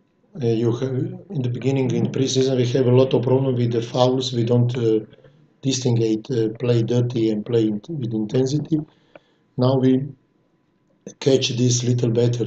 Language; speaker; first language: English; non-native, fluent; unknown